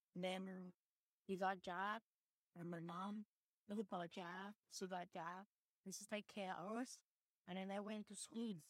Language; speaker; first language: English; early bilingual, other home language; Vietnamese